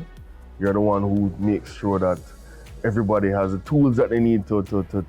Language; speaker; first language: English; native; English